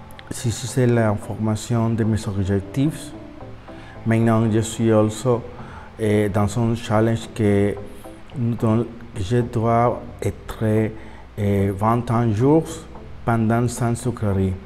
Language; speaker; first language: French; non-native, learner; Spanish